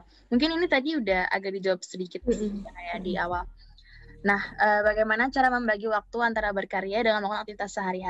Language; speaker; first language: Indonesian; native; Indonesian